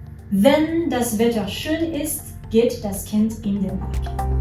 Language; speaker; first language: German; non-native, fluent; French